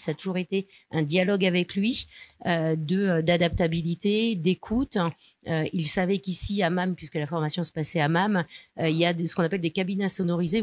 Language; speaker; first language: French; native; French